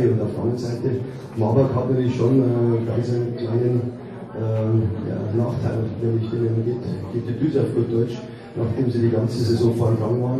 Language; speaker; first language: German; native; German